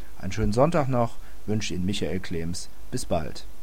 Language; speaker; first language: German; native; German